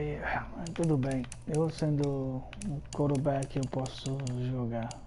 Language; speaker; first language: Portuguese; early bilingual, heritage; Portuguese